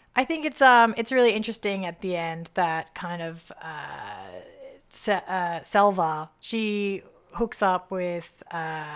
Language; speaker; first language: English; native; English